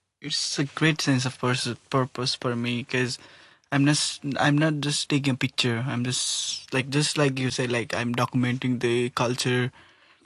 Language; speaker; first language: English; non-native, local second language; Nepali